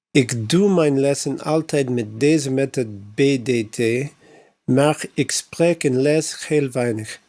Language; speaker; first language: Dutch; non-native, learner; English